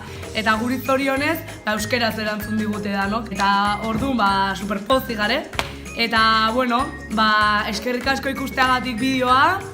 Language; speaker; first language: Basque; native; Basque